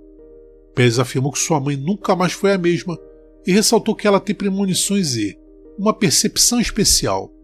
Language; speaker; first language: Portuguese; native; Portuguese